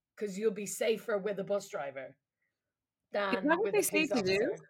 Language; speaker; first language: English; native; English